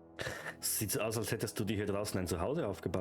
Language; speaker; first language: German; native; German